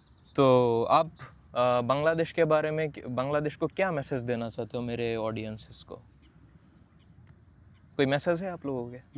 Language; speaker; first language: Hindi; non-native, fluent; Bangla